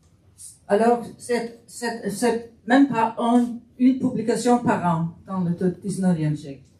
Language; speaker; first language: French; non-native, fluent; Faroese